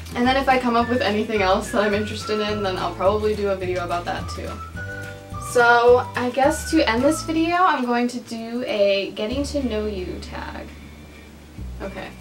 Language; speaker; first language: English; native; English